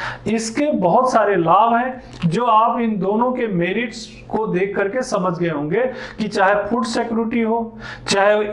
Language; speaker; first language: Hindi; native; Hindi